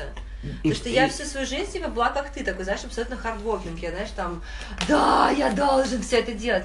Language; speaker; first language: Russian; native; Russian